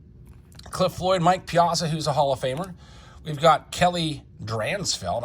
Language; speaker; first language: English; native; English